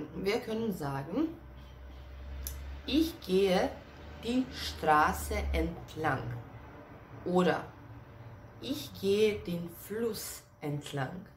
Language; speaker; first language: German; non-native, fluent; Serbian